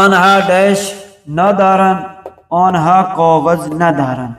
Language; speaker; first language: Persian; non-native, fluent; Urdu